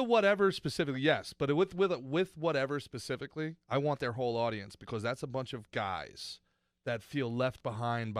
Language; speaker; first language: English; native; English